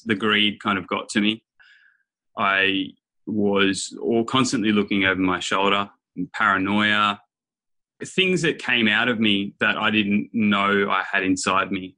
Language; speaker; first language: English; native; English